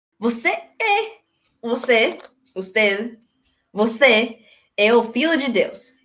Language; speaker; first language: Portuguese; non-native, learner; Spanish